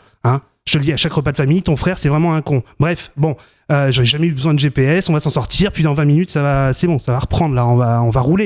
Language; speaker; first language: French; native; French